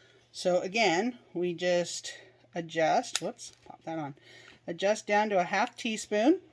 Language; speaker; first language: English; native; English